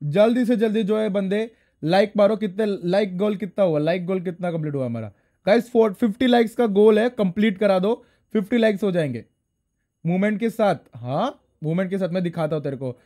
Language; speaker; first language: Hindi; non-native, local second language; Marathi